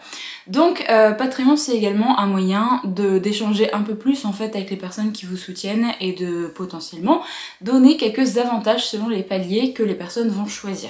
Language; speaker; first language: French; native; French